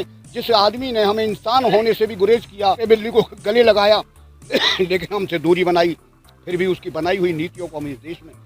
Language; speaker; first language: Hindi; native; Hindi